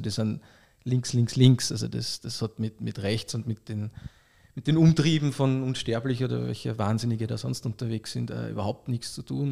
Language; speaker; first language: German; native; German